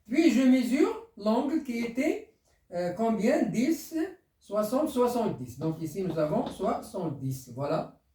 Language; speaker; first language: French; non-native, local second language; Arabic